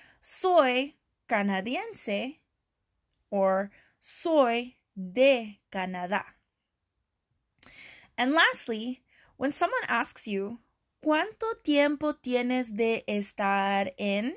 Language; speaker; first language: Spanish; non-native, fluent; English